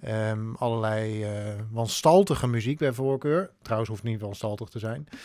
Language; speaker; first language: Dutch; native; Dutch